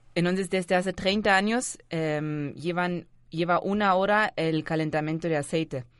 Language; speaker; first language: Spanish; non-native, fluent; German